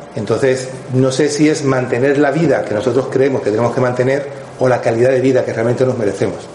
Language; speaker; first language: Spanish; native; Spanish